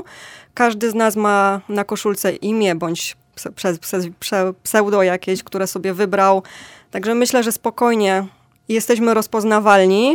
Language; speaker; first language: Polish; native; Polish